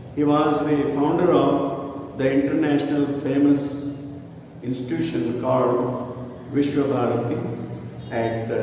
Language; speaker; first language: English; non-native, local second language; Kannada